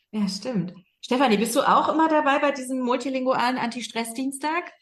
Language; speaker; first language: German; native; German